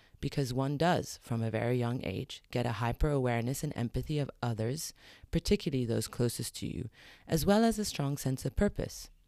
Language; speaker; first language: English; early bilingual, other home language; Arabic